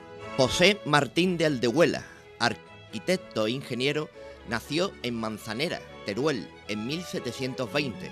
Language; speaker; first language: Spanish; native; Spanish